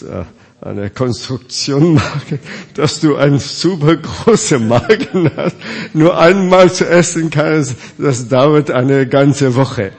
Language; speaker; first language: German; non-native, fluent; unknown